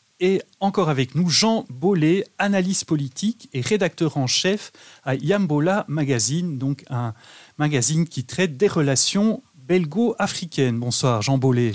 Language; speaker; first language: French; native; French